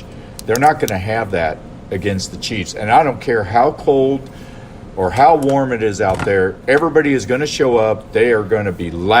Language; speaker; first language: English; native; English